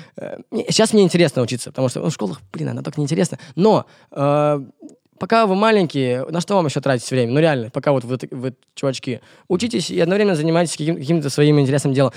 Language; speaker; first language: Russian; native; Russian